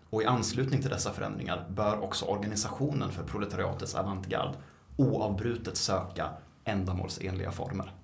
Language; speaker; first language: Swedish; native; Swedish